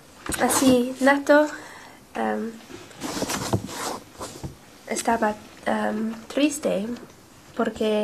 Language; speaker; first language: Spanish; non-native, learner; English